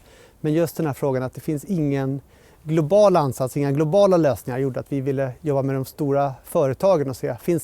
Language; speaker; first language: Swedish; native; Swedish